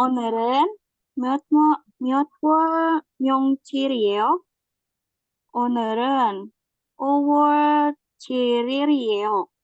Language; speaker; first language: Korean; non-native, learner; Indonesian